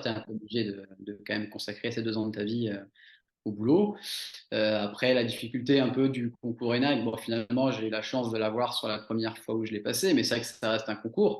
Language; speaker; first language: French; native; French